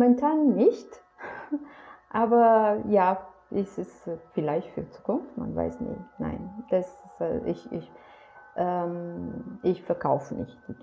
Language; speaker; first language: German; non-native, fluent; Romanian